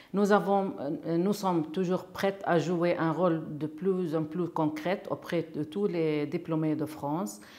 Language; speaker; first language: French; non-native, fluent; Arabic